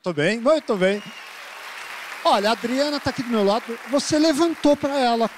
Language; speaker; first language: Portuguese; native; Portuguese